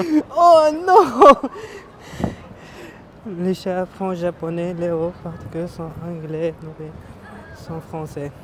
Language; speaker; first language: French; non-native, learner; Japanese